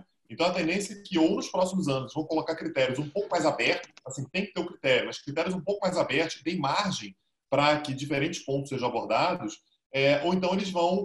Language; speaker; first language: Portuguese; native; Portuguese